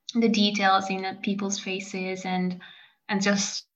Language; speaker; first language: English; non-native, fluent; Hungarian